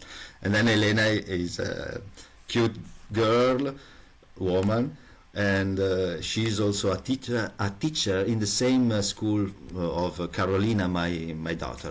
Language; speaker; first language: English; non-native, learner; Italian